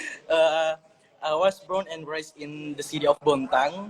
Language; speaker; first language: English; non-native, learner; Indonesian